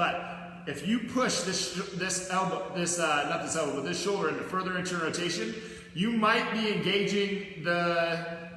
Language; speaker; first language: English; native; English